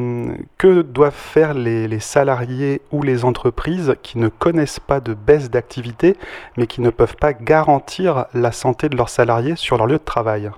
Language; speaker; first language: French; native; French